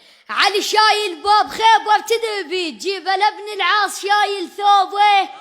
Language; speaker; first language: Arabic; native; Arabic